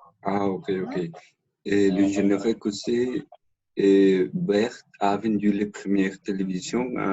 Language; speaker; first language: French; non-native, learner; Spanish